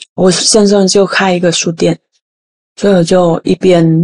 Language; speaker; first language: Chinese; non-native, fluent; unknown